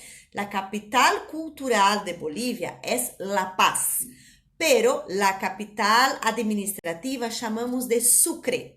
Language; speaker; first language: Spanish; non-native, fluent; Portuguese